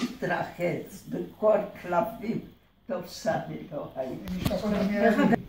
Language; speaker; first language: Hebrew; early bilingual, other home language; Hungarian